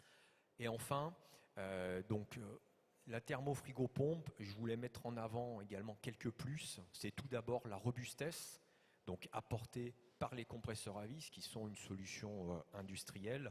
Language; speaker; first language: French; native; French